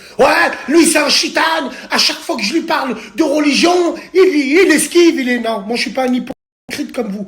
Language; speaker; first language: French; native; French